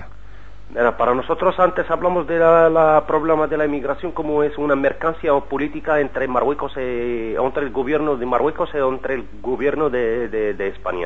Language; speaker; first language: Spanish; non-native, learner; Arabic